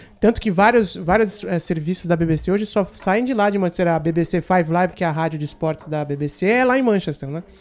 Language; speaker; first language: Portuguese; native; Portuguese